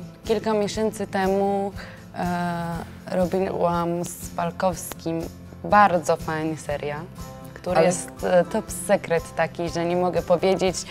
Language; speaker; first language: Polish; non-native, learner; Georgian